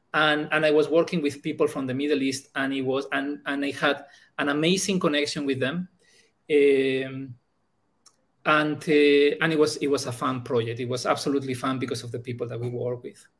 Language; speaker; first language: English; non-native, fluent; Spanish